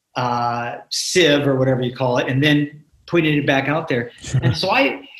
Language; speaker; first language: English; native; English